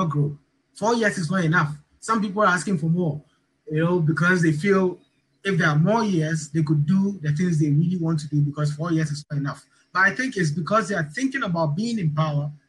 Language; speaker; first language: English; non-native, local second language; Ga